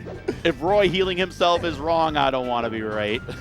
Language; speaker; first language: English; native; English